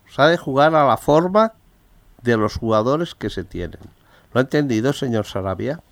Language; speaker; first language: Spanish; non-native, local second language; Catalan